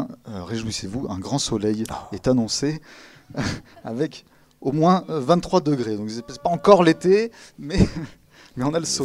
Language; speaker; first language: French; native; French